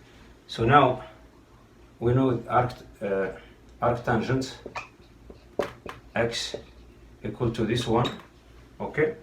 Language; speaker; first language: English; non-native, fluent; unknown